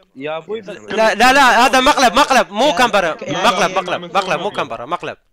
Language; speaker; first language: Arabic; native; Arabic